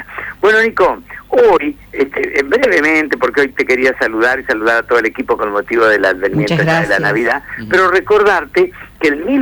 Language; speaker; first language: Spanish; native; Spanish